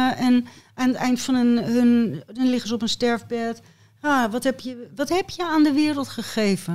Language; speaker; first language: Dutch; native; Dutch